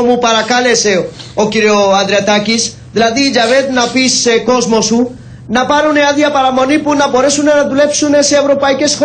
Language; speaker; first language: Greek; non-native, learner; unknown